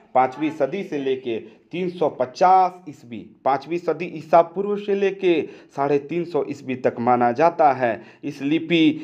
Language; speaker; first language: Hindi; native; Hindi